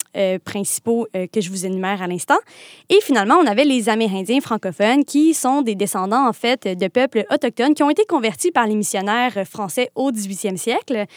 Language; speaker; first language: French; native; French